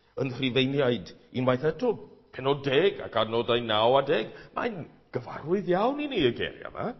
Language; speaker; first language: Welsh; non-native, fluent; English